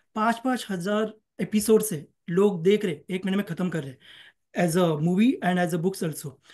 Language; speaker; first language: Hindi; non-native, local second language; Marathi